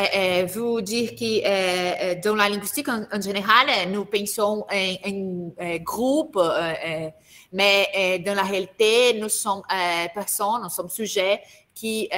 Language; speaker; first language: French; non-native, learner; Portuguese